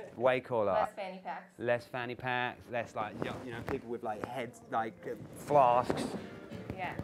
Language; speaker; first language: English; native; English